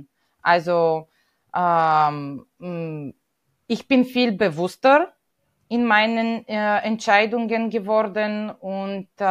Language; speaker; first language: German; non-native, fluent; Bulgarian